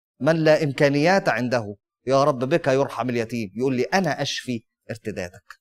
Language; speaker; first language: Arabic; native; Arabic